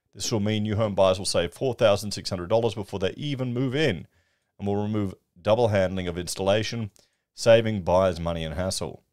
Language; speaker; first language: English; native; English